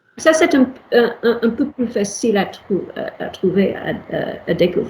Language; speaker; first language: French; non-native, fluent; English